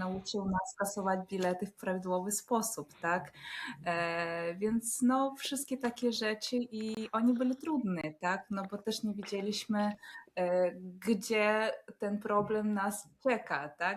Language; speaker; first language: Polish; non-native, fluent; Russian